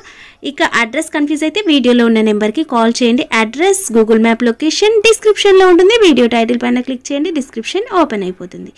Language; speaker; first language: Telugu; native; Telugu